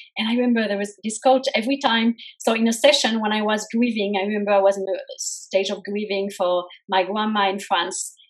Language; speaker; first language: English; non-native, fluent; French